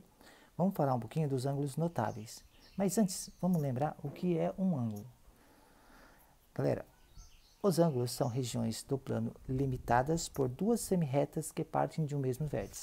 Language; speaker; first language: Portuguese; native; Portuguese